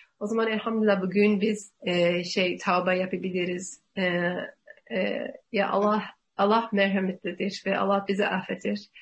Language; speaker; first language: Turkish; non-native, learner; English